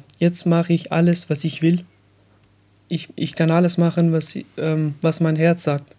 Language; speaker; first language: German; non-native, learner; Persian